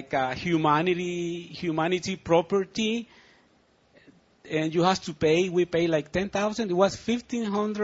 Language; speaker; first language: English; non-native, learner; Spanish